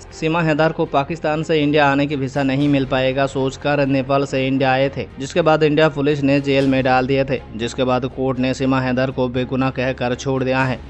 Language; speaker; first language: Hindi; non-native, local second language; Bangla